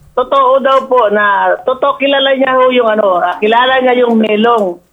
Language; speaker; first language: Filipino; native; Filipino